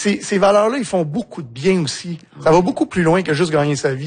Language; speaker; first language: French; native; French